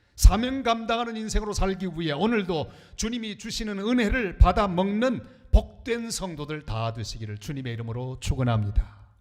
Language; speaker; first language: Korean; native; Korean